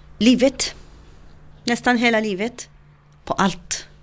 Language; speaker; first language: Swedish; non-native, learner; Arabic